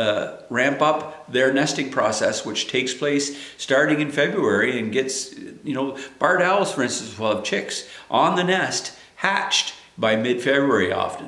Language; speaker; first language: English; native; English